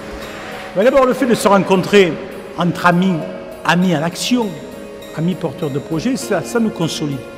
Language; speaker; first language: French; native; French